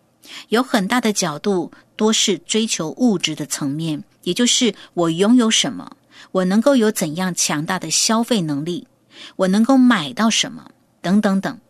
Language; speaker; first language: Chinese; native; Chinese